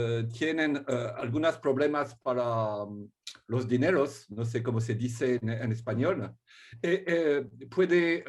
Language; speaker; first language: Spanish; non-native, learner; French